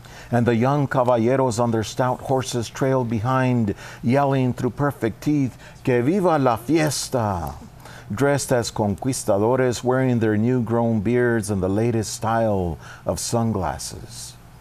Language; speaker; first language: English; early bilingual, other home language; Spanish